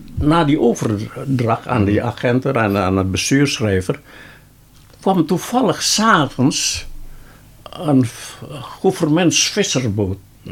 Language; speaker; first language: Dutch; non-native, local second language; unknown